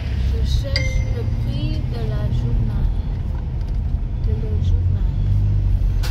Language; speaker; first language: French; non-native, learner; Vietnamese